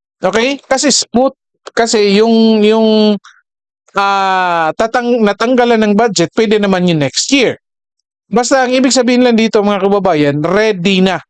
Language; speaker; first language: Filipino; native; Filipino